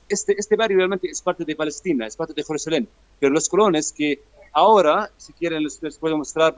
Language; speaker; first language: Spanish; non-native, fluent; Arabic